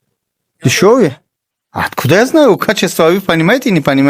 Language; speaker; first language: Russian; non-native, learner; Tajik